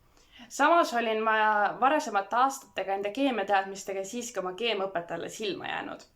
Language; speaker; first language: Estonian; native; Estonian